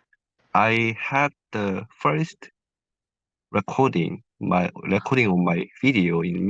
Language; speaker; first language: English; non-native, learner; Korean